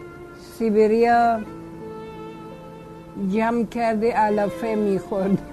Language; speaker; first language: Persian; early bilingual, other home language; Polish